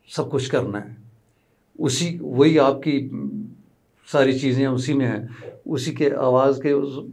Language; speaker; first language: Urdu; non-native, local second language; Pahari-Potwari